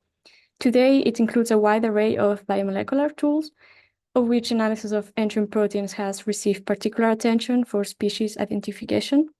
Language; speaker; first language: English; non-native, fluent; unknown